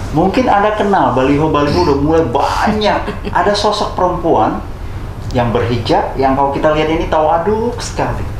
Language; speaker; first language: Indonesian; native; Indonesian